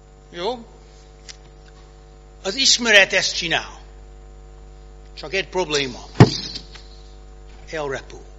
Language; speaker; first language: Hungarian; non-native, fluent; English